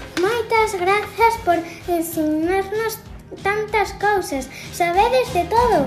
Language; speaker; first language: Galician; native; Galician